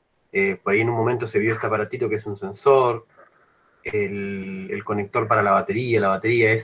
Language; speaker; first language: Spanish; native; Spanish